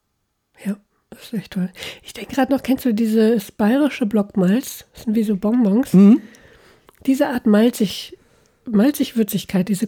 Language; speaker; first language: German; native; German